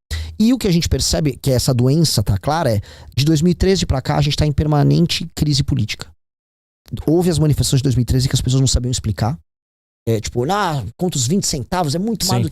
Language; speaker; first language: Portuguese; native; Portuguese